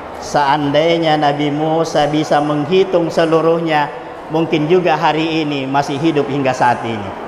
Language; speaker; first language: Indonesian; non-native, local second language; Buginese